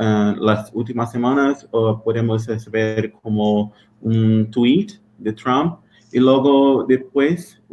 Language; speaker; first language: Spanish; non-native, learner; Portuguese